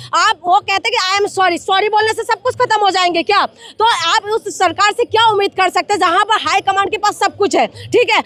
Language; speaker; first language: Hindi; non-native, local second language; Manipuri